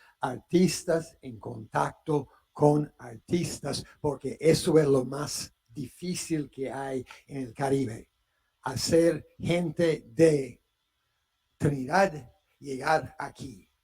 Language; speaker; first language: Spanish; non-native, fluent; English